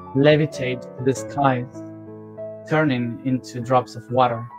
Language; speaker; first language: English; non-native, fluent; Spanish